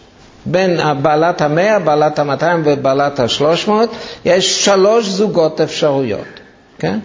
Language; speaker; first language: Hebrew; non-native, fluent; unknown